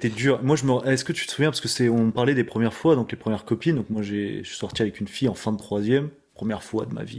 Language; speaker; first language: French; native; French